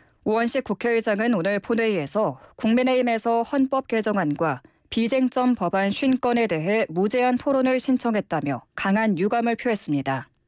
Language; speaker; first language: Korean; native; Korean